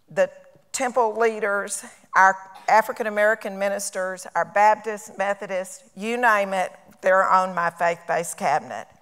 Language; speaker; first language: English; native; English